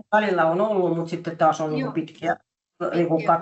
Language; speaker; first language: Finnish; native; Finnish